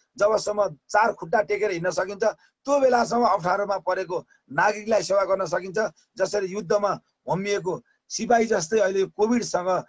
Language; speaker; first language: Nepali; native; Nepali